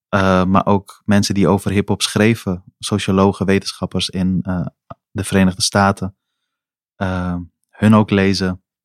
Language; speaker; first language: Dutch; early bilingual, other home language; Persian